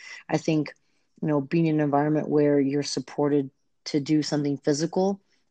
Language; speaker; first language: English; native; English